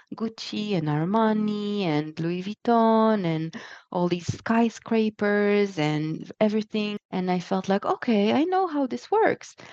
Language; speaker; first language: English; non-native, fluent; Hebrew